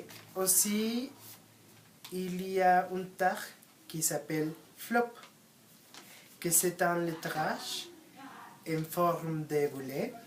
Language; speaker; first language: French; non-native, learner; Spanish